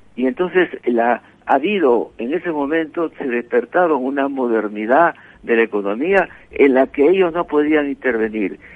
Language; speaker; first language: Spanish; native; Spanish